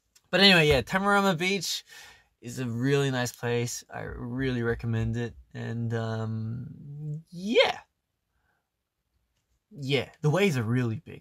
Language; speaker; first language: English; early bilingual, other home language; Korean